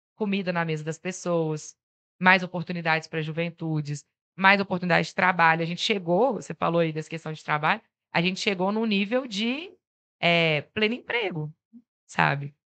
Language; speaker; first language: Portuguese; native; Portuguese